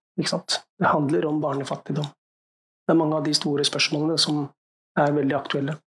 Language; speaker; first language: Norwegian; early bilingual, other home language; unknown